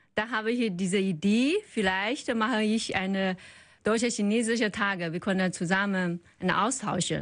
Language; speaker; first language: German; non-native, learner; Chinese